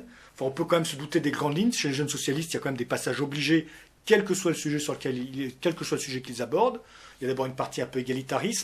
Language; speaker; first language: French; native; French